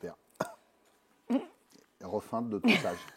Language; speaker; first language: French; native; French